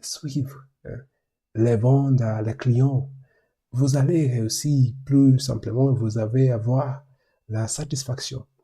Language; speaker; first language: French; non-native, learner; English